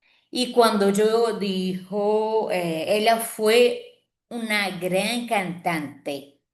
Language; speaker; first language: Spanish; non-native, fluent; Portuguese